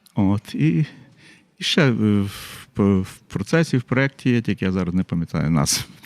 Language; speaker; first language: Ukrainian; native; Ukrainian